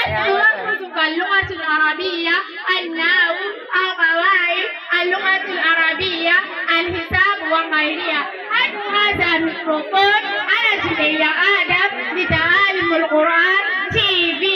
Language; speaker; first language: Arabic; non-native, learner; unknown